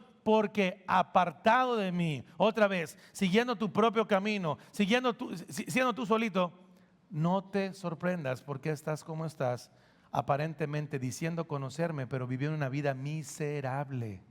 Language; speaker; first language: Spanish; native; Spanish